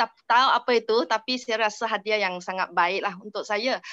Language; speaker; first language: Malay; non-native, local second language; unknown